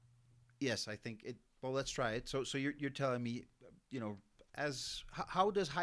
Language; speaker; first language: English; non-native, fluent; Spanish